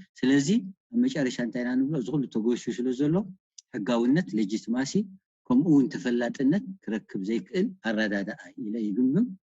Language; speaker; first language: Tigrinya; native; Tigrinya